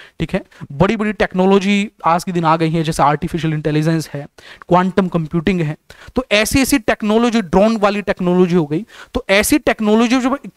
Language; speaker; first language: Hindi; native; Hindi